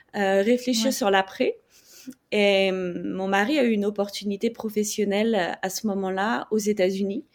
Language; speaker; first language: French; native; French